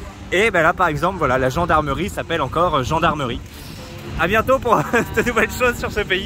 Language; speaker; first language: French; native; French